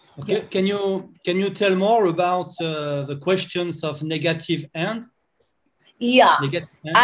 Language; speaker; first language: English; non-native, learner; French